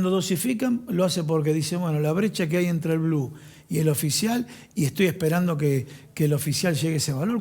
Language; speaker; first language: Spanish; native; Spanish